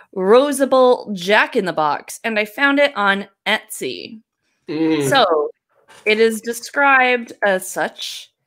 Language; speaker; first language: English; native; English